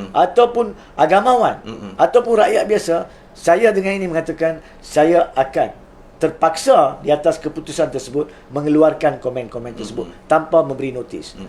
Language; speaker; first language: Malay; native; Malay